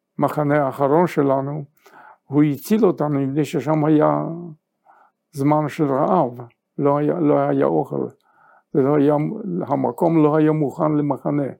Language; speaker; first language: Hebrew; non-native, fluent; Yiddish